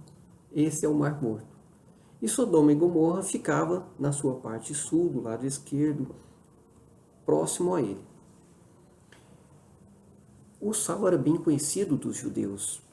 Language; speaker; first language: Portuguese; native; Portuguese